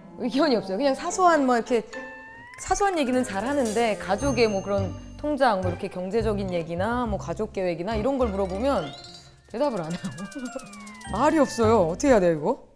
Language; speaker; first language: Korean; native; Korean